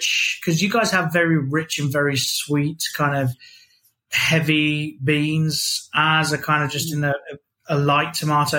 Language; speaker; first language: English; native; English